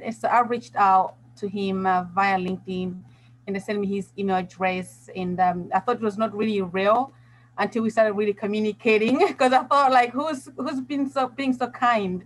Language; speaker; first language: English; non-native, local second language; Nyanja